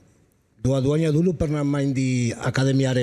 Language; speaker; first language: Indonesian; non-native, fluent; Spanish